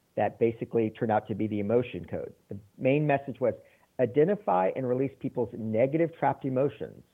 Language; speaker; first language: English; native; English